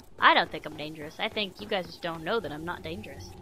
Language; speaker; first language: English; native; English